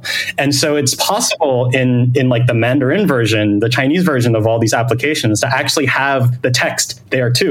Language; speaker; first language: English; non-native, fluent; Thai